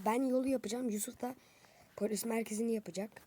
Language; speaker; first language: Turkish; native; Turkish